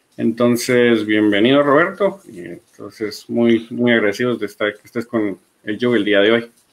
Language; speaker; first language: Spanish; native; Spanish